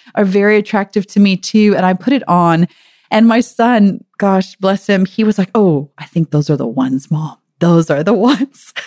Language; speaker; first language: English; native; English